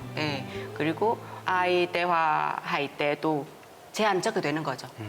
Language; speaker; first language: Korean; non-native, fluent; Vietnamese